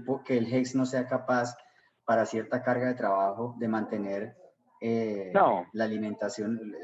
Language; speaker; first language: Spanish; native; Spanish